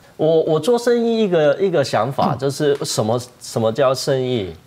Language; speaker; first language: Chinese; non-native, fluent; Cantonese